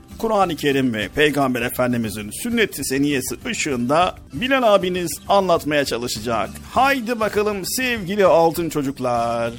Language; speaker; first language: Turkish; native; Turkish